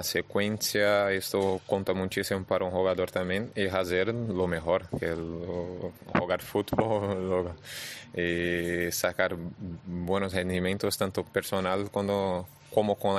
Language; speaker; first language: Spanish; non-native, fluent; Portuguese